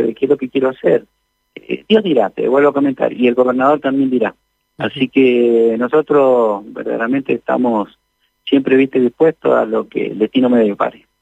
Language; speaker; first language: Spanish; native; Spanish